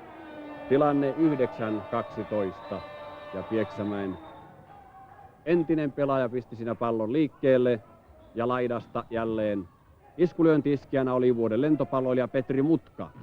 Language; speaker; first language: Finnish; native; Finnish